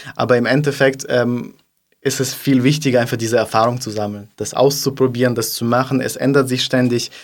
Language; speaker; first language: German; non-native, fluent; Russian